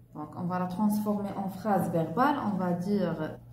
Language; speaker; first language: French; non-native, local second language; Arabic